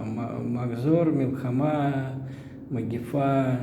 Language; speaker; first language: Hebrew; non-native, fluent; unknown